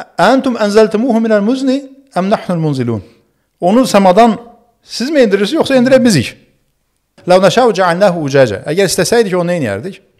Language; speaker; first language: Azerbaijani; early bilingual, other home language; Turkish